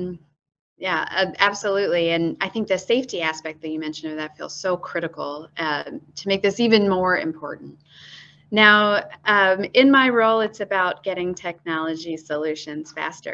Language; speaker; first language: English; native; English